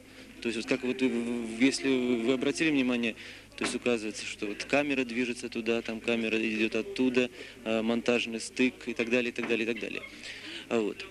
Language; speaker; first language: Russian; native; Russian